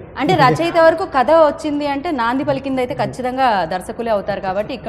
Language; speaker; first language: Telugu; native; Telugu